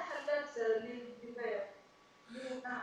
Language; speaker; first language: Arabic; native; Arabic